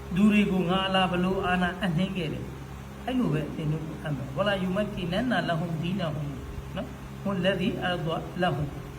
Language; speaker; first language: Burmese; native; Burmese